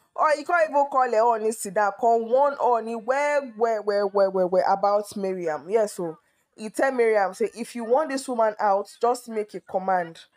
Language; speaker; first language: Nigerian Pidgin; native; Nigerian Pidgin